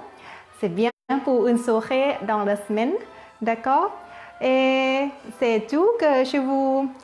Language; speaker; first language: French; non-native, fluent; Thai